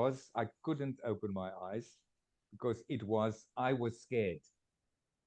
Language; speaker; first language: English; non-native, fluent; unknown